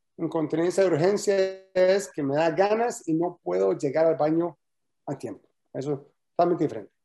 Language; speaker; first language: Spanish; early bilingual, heritage; Spanish